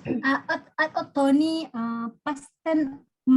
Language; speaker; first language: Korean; non-native, learner; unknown